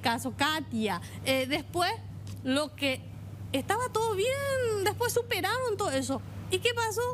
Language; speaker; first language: Spanish; native; Spanish